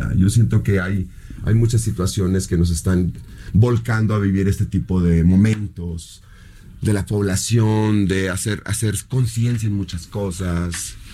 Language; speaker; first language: Spanish; native; Spanish